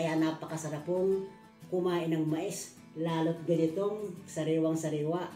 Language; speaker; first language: Filipino; native; Filipino